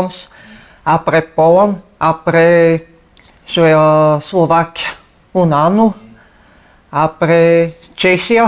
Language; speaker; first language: French; non-native, learner; Bulgarian